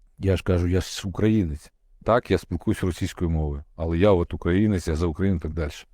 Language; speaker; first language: Ukrainian; non-native, local second language; Russian